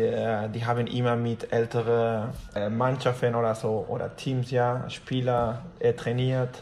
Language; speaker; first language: German; non-native, fluent; Spanish